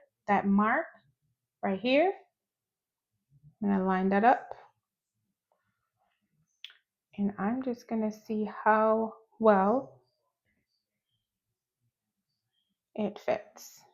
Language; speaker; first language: English; native; English